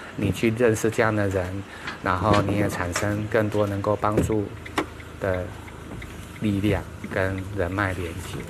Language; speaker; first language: Chinese; native; Chinese